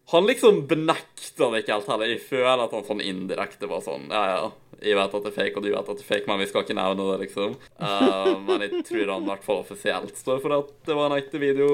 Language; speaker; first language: Norwegian; native; Norwegian